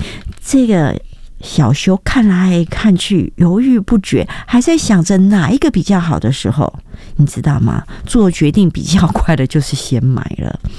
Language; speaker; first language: Chinese; native; Chinese